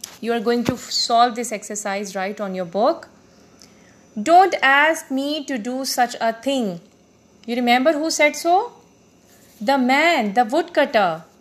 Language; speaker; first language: English; non-native, local second language; Urdu